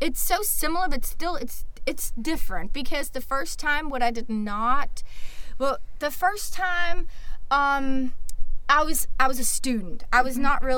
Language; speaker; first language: English; non-native, fluent; German